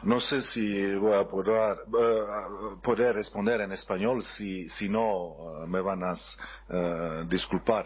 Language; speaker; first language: Spanish; non-native, learner; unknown